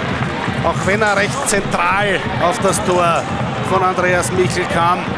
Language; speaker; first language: German; native; German